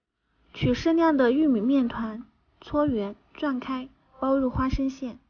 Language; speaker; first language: Chinese; native; Chinese